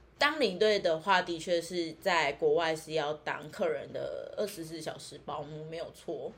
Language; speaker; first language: Chinese; native; Chinese